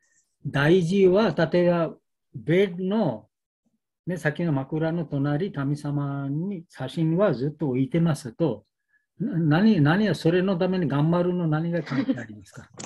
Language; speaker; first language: Japanese; non-native, learner; Bangla